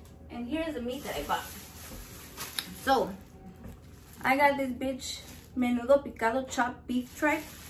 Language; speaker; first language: English; early bilingual, other home language; Spanish